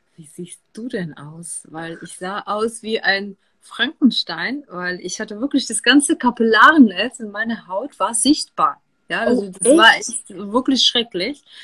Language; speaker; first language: German; non-native, fluent; Russian